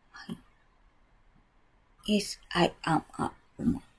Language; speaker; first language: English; non-native, learner; Japanese